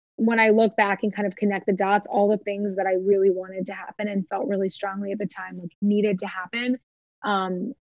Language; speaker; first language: English; native; English